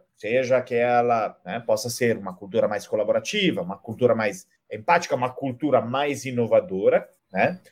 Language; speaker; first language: Portuguese; non-native, fluent; Italian